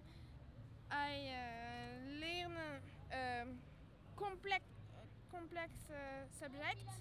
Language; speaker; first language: English; non-native, learner; French